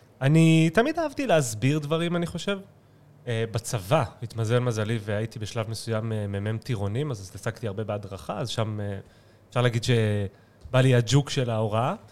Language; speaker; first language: Hebrew; native; Hebrew